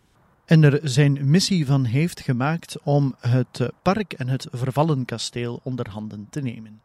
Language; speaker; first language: Dutch; native; Dutch